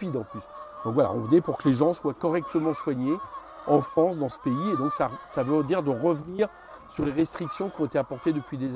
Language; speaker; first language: French; native; French